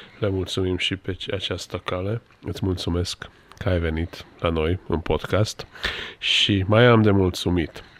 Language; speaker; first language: Romanian; non-native, local second language; Hungarian